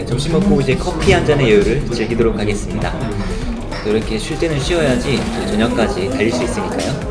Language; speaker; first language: Korean; native; Korean